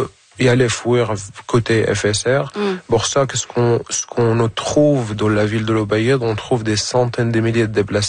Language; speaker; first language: French; non-native, fluent; Arabic